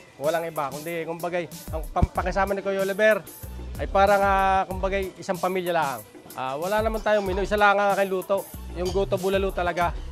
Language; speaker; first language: Filipino; native; Filipino